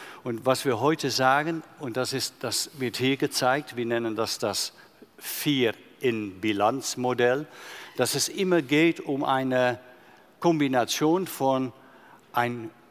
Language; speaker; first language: German; non-native, fluent; Dutch